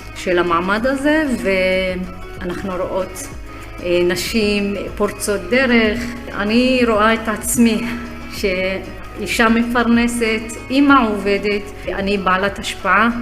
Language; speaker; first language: Hebrew; non-native, local second language; Arabic